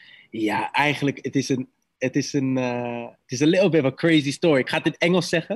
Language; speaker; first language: Dutch; non-native, learner; English